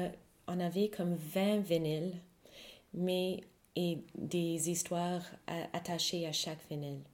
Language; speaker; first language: French; non-native, fluent; English